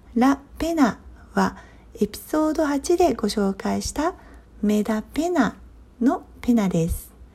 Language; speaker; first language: Japanese; native; Japanese